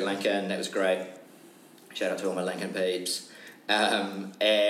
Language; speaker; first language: English; native; English